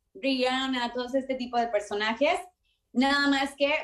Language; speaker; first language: Spanish; native; Spanish